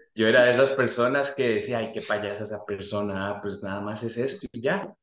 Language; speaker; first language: Spanish; native; Spanish